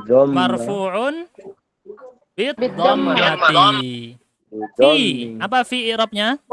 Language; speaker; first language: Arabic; non-native, fluent; Indonesian